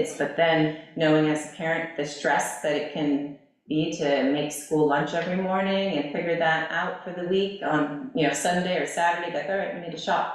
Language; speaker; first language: English; native; English